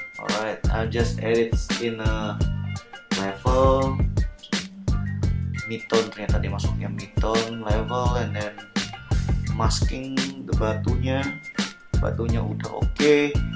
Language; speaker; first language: English; non-native, fluent; Indonesian